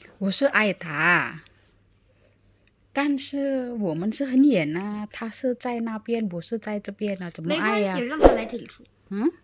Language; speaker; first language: Chinese; non-native, fluent; Indonesian